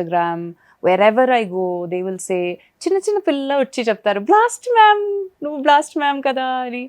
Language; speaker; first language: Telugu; non-native, fluent; Malayalam